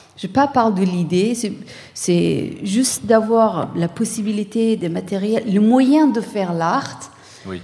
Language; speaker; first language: French; non-native, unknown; Persian